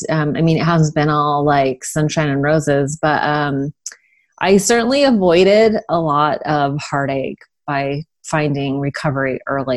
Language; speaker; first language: English; native; English